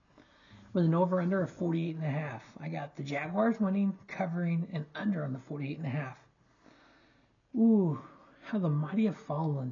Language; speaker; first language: English; native; English